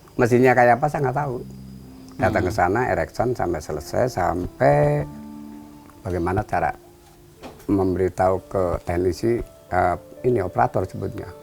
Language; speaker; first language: Indonesian; non-native, local second language; Javanese